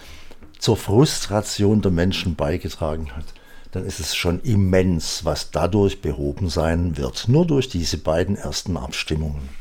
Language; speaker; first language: German; native; German